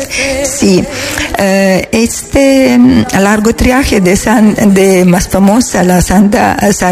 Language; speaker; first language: Spanish; non-native, fluent; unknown